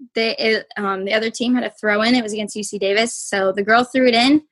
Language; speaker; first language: English; native; English